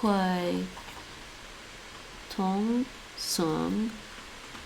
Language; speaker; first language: Chinese; non-native, learner; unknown